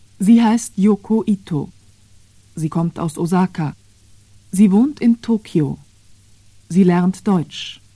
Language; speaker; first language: German; native; German